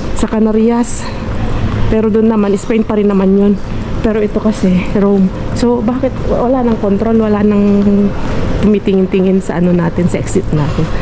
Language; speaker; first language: Filipino; non-native, local second language; Iloko